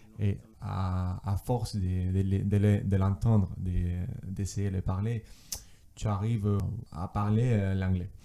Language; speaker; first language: French; non-native, fluent; Spanish